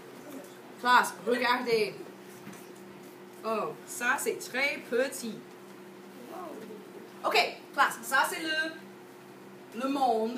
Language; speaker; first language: French; non-native, fluent; English